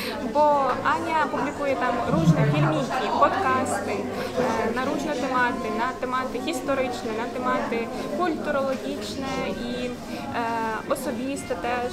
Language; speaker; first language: Polish; non-native, fluent; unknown